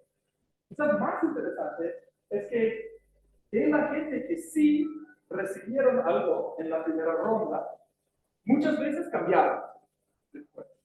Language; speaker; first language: Spanish; non-native, fluent; English